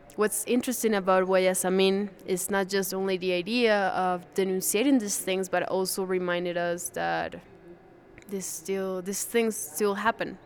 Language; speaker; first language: English; non-native, fluent; Spanish